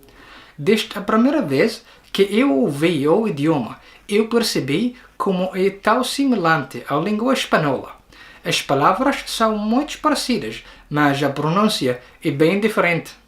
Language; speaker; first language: Portuguese; non-native, learner; Arabic